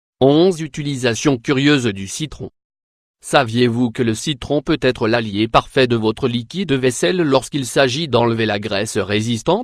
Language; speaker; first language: French; native; French